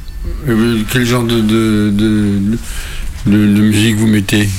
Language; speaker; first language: French; native; French